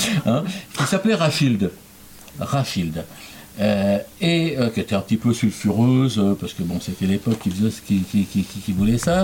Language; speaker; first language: French; native; French